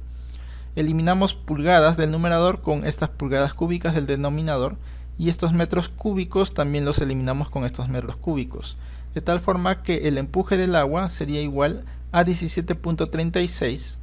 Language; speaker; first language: Spanish; native; Spanish